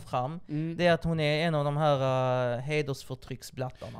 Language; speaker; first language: Swedish; native; Swedish